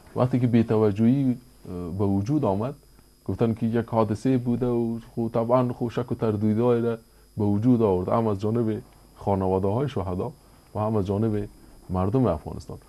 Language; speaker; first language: Persian; native; Persian